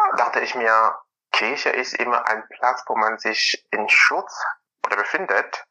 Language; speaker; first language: German; non-native, fluent; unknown